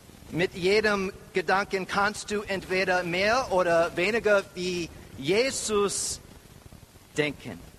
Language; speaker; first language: German; non-native, learner; English